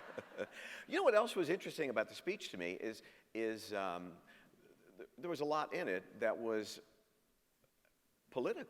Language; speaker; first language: English; native; English